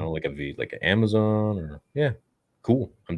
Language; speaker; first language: English; native; English